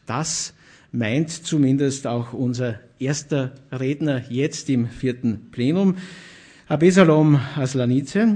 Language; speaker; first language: German; native; German